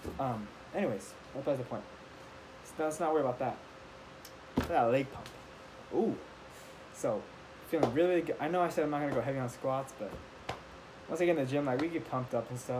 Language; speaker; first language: English; native; English